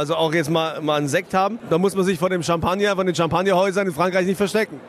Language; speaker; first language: German; native; German